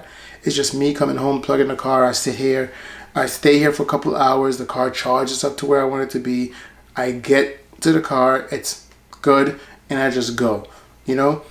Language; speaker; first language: English; native; English